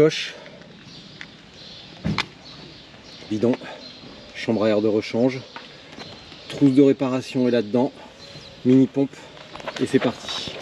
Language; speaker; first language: French; native; French